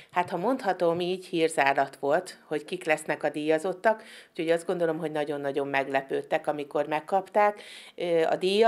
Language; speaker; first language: Hungarian; native; Hungarian